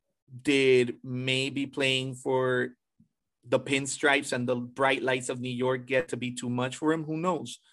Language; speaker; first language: English; early bilingual, other home language; Spanish